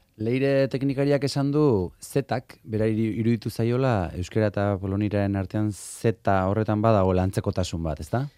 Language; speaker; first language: Basque; native; Basque